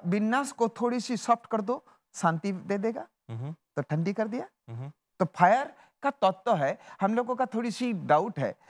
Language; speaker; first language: Hindi; non-native, local second language; Bangla